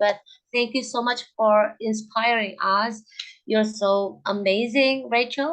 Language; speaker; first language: English; non-native, learner; Indonesian